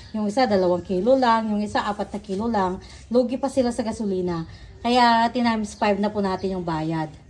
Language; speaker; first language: Filipino; native; Filipino